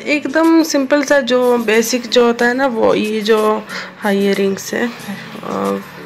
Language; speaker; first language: Hindi; non-native, local second language; Assamese